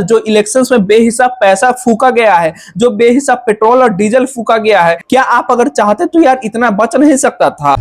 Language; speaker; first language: Hindi; native; Hindi